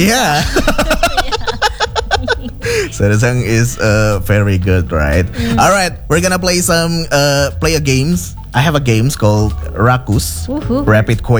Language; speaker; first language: English; non-native, fluent; Indonesian